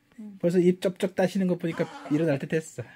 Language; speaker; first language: Korean; native; Korean